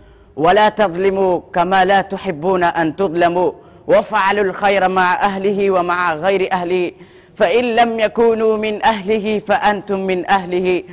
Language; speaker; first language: Arabic; non-native, learner; Urdu